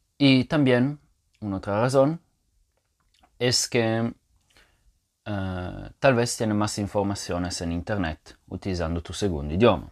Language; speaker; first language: Spanish; non-native, fluent; Italian